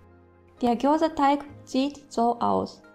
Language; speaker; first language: German; non-native, fluent; Japanese